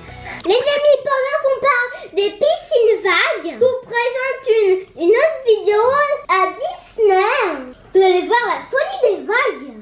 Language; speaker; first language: French; native; French